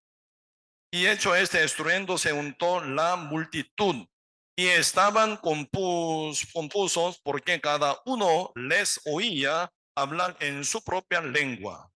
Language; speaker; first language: Spanish; non-native, learner; Korean